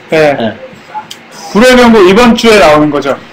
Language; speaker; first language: Korean; native; Korean